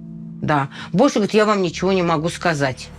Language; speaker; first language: Russian; native; Russian